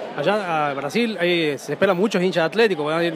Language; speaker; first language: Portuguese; non-native, learner; Spanish